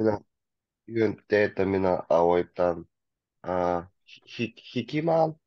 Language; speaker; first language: Finnish; non-native, learner; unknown